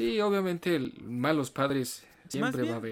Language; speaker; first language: Spanish; native; Spanish